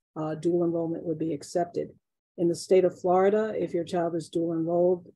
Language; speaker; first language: English; native; English